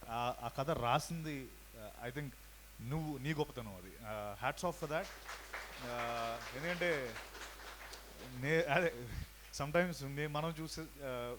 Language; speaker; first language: Telugu; native; Telugu